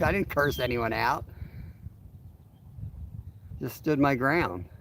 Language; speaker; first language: English; native; English